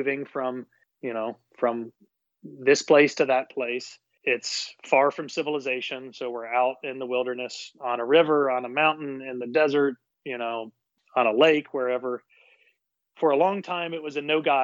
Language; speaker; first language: English; native; English